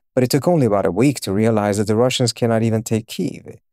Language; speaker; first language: English; early bilingual, other home language; Swedish